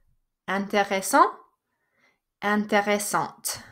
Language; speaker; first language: French; non-native, fluent; English